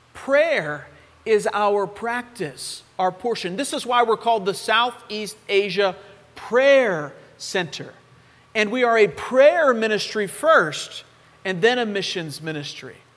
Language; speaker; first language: English; native; English